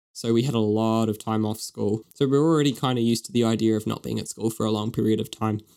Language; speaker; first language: English; native; English